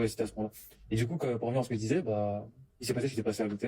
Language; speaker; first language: French; native; French